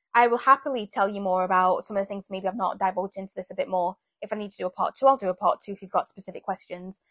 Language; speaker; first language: English; early bilingual, other home language; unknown